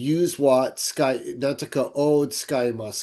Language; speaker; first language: Japanese; non-native, learner; English